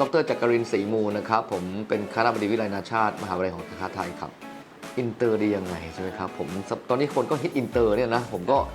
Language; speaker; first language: Thai; native; Thai